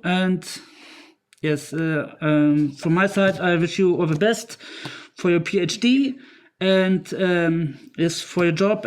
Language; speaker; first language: English; non-native, fluent; German